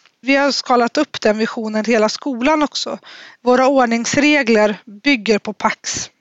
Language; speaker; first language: Swedish; native; Swedish